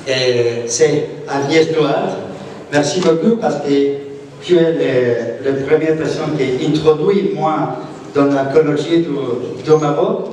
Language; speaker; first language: French; non-native, learner; Spanish